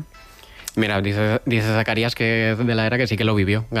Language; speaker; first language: Spanish; native; Spanish